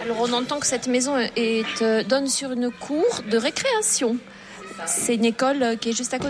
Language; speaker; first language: French; native; French